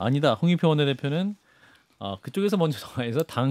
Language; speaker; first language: Korean; native; Korean